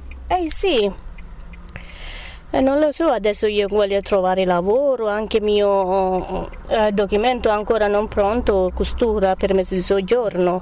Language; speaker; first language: Italian; non-native, learner; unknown